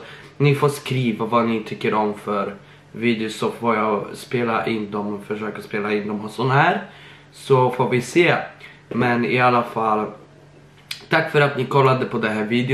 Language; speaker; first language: Swedish; early bilingual, other home language; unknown